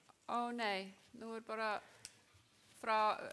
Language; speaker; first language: Icelandic; non-native, fluent; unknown